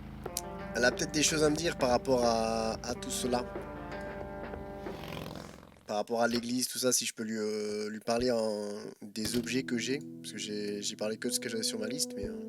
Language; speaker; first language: French; native; French